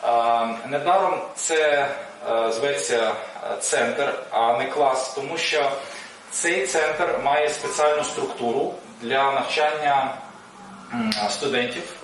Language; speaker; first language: Ukrainian; native; Ukrainian